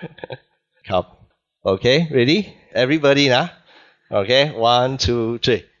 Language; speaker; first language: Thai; non-native, learner; English